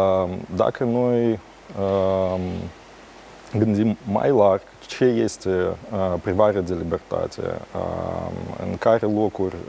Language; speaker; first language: Romanian; non-native, local second language; Russian